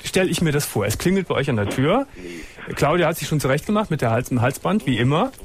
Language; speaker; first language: German; native; German